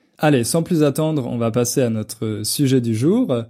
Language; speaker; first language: French; native; French